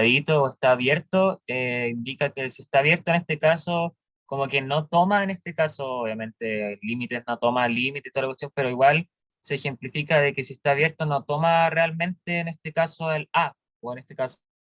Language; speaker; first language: Spanish; native; Spanish